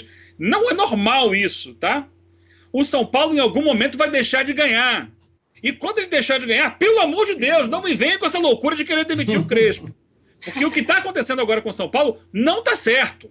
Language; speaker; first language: Portuguese; native; Portuguese